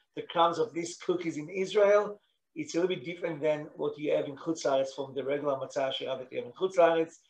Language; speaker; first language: English; non-native, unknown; Hebrew